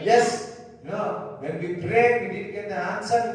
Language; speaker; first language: English; non-native, local second language; Telugu